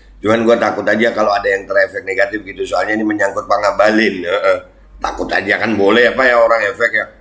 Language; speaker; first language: Indonesian; native; Indonesian